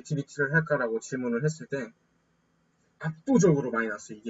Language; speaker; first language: Korean; native; Korean